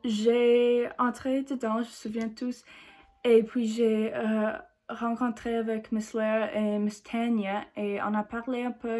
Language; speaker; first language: French; non-native, learner; English